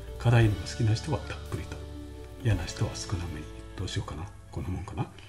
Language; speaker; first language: Japanese; native; Japanese